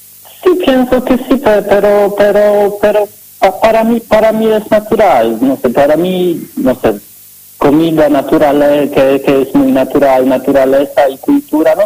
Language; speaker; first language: Spanish; non-native, learner; Polish